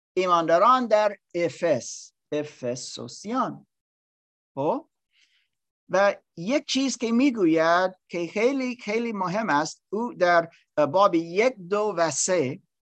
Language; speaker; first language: Persian; non-native, learner; English